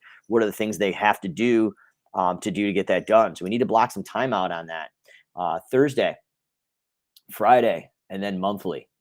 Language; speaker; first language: English; native; English